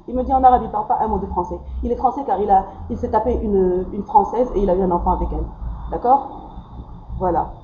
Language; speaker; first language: French; non-native, local second language; Arabic